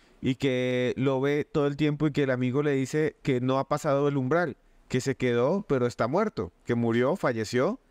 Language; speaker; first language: Spanish; native; Spanish